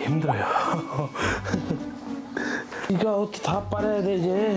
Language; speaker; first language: Korean; non-native, learner; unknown